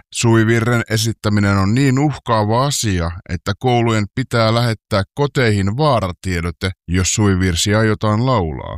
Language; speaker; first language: Finnish; native; Finnish